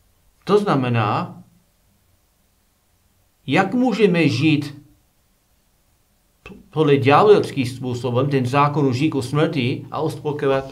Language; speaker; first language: Czech; non-native, learner; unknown